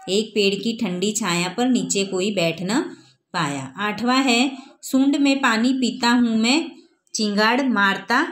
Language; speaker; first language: Hindi; non-native, local second language; Gujarati